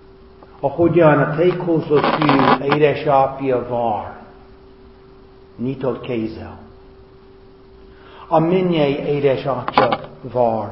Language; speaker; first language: Hungarian; non-native, fluent; English